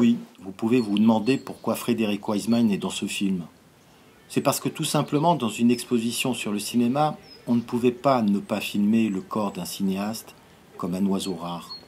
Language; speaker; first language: French; native; French